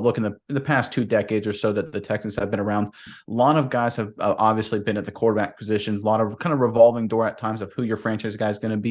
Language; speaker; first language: English; native; English